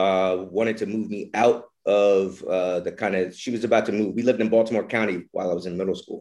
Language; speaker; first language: English; native; English